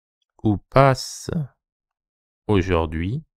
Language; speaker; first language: French; non-native, fluent; Japanese